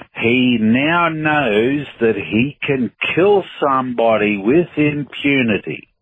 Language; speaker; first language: English; native; English